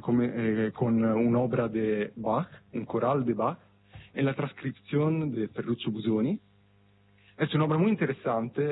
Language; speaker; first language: Spanish; non-native, fluent; Italian